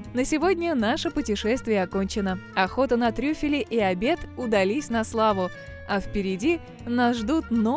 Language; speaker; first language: Russian; native; Russian